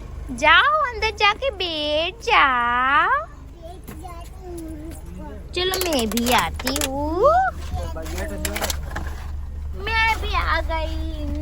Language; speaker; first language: Hindi; non-native, local second language; Gujarati